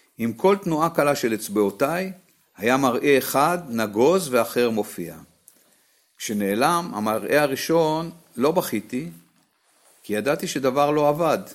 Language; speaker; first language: Hebrew; native; Hebrew